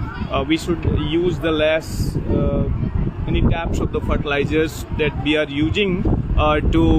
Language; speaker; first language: English; non-native, local second language; Hindi